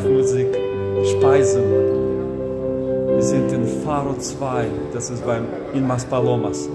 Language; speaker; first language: German; non-native, fluent; Russian